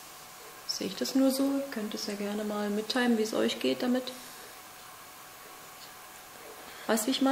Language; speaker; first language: German; native; German